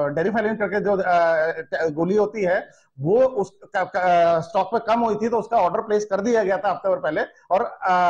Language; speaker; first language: Hindi; non-native, local second language; Gujarati